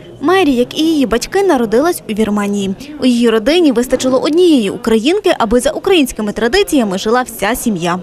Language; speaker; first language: Ukrainian; native; Ukrainian